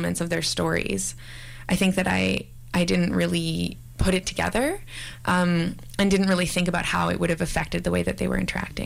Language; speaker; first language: English; native; English